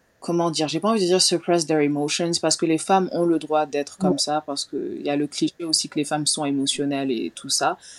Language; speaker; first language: French; non-native, local second language; Wolof